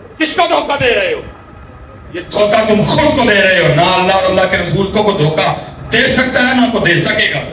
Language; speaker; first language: Urdu; non-native, local second language; Punjabi